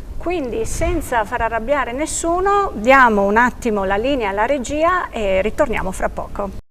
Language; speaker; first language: Italian; native; Italian